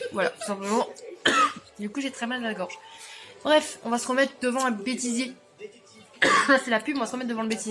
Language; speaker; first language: French; native; French